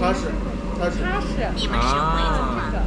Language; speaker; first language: Chinese; non-native, learner; Korean